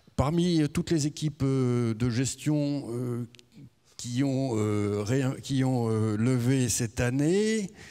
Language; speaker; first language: French; native; French